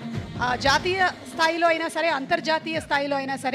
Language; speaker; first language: Telugu; native; Telugu